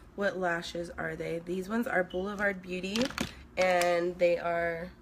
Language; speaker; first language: English; non-native, fluent; Swedish